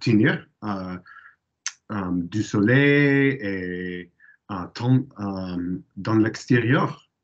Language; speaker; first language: French; non-native, learner; English